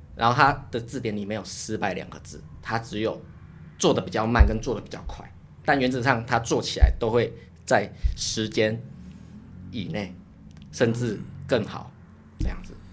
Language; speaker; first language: Chinese; native; Chinese